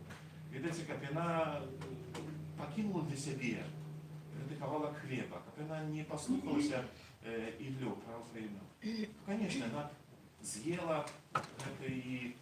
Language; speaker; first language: Polish; non-native, learner; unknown